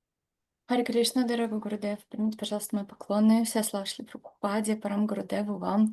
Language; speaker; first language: Russian; native; Russian